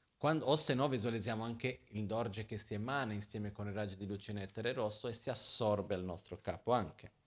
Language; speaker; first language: Italian; non-native, fluent; Portuguese